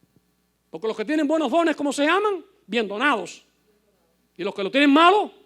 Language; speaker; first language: Spanish; native; Spanish